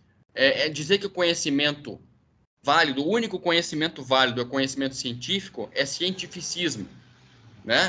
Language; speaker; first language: Portuguese; native; Portuguese